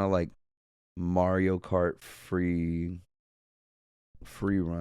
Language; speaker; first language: English; native; English